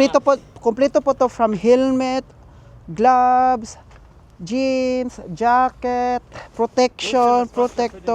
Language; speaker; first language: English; non-native, local second language; Filipino